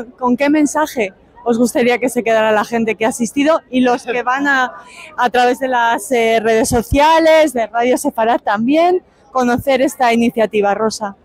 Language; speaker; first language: Spanish; native; Spanish